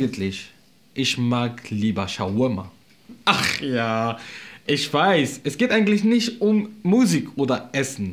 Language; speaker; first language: German; non-native, fluent; Arabic